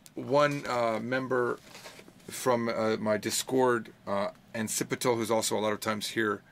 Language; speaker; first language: English; native; English